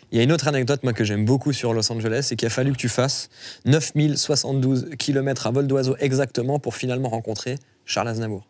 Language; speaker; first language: French; native; French